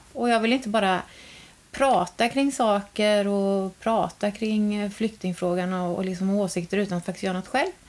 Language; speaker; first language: Swedish; native; Swedish